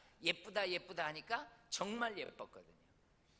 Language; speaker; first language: Korean; native; Korean